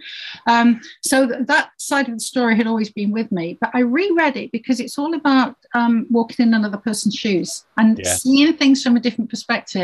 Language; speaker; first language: English; native; English